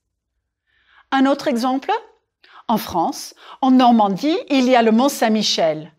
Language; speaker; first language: French; non-native, fluent; English